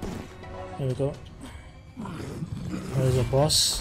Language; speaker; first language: English; native; English